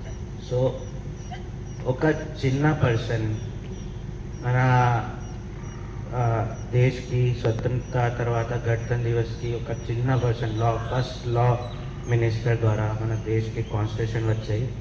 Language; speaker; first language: Telugu; non-native, learner; Hindi